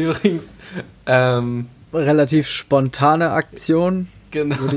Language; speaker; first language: German; native; German